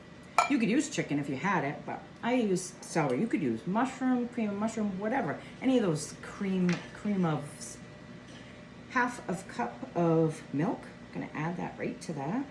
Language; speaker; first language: English; native; English